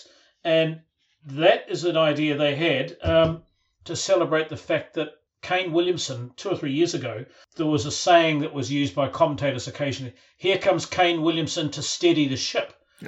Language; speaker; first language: English; native; English